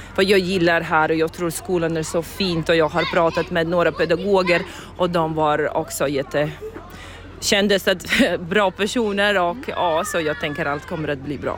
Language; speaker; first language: Swedish; non-native, learner; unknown